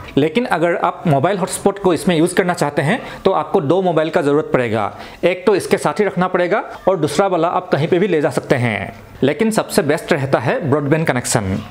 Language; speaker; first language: Hindi; non-native, local second language; Assamese